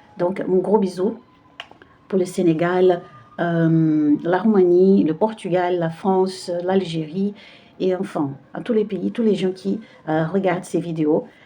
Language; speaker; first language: French; non-native, fluent; Portuguese